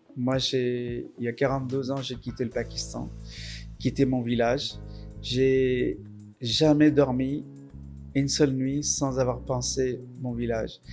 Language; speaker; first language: French; non-native, fluent; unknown